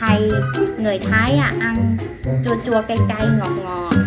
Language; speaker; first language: Vietnamese; non-native, learner; Thai